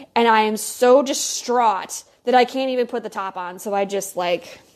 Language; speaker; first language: English; native; English